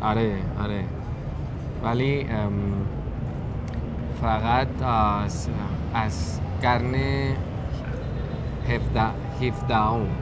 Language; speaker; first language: Persian; non-native, learner; Spanish